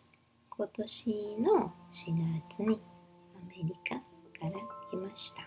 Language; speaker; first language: Japanese; non-native, learner; Portuguese